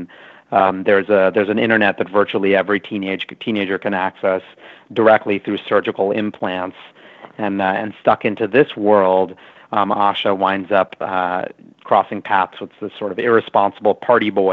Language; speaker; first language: English; native; English